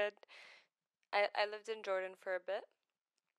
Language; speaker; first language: English; non-native, fluent; Arabic